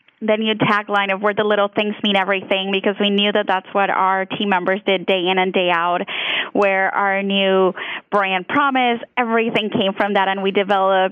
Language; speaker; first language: English; non-native, fluent; Spanish